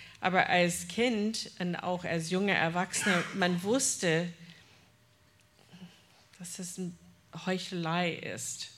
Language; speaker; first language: German; non-native, fluent; English